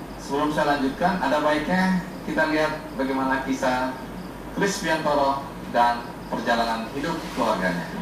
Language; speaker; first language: Indonesian; native; Indonesian